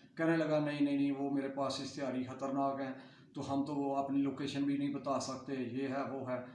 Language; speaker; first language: Urdu; non-native, local second language; Punjabi